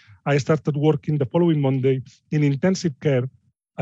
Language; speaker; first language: English; non-native, fluent; Spanish